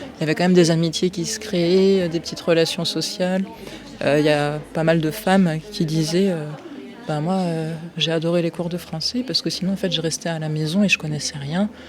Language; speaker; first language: French; native; French